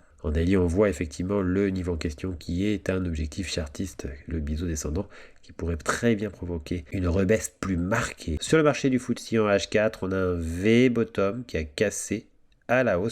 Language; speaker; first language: French; native; French